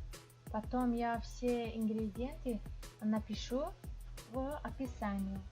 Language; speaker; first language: Russian; non-native, fluent; Tajik